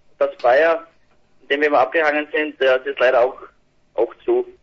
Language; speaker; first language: German; native; German